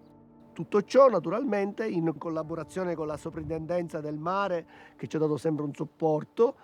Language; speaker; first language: Italian; native; Italian